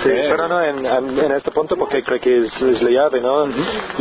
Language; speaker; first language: Spanish; non-native, learner; English